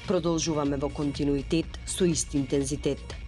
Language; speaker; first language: Macedonian; native; Macedonian